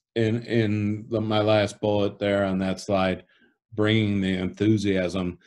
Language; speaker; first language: English; native; English